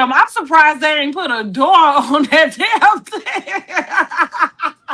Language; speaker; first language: English; native; English